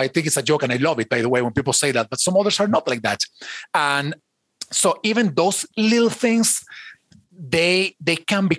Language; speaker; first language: English; non-native, fluent; Spanish